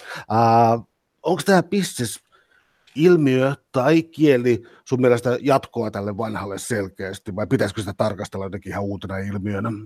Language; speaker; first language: Finnish; native; Finnish